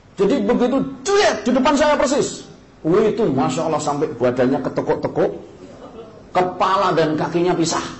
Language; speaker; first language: Indonesian; native; Indonesian